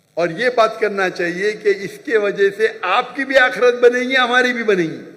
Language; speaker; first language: Hindi; non-native, local second language; Konkani